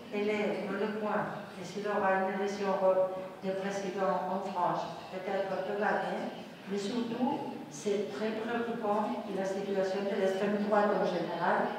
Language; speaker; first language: French; non-native, fluent; Spanish